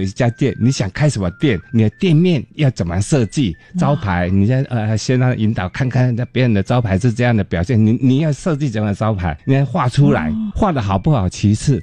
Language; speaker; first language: Chinese; native; Chinese